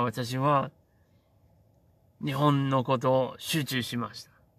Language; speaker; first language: Japanese; non-native, learner; English